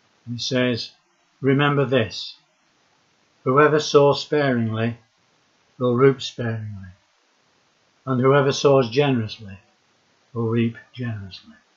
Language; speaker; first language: English; native; English